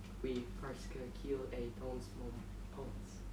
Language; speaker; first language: French; non-native, learner; English